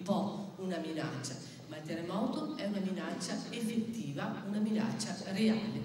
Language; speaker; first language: Italian; native; Italian